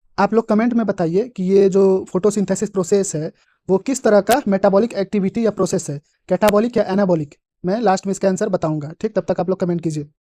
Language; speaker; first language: Hindi; native; Hindi